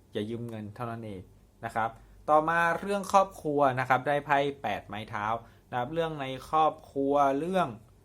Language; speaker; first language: Thai; native; Thai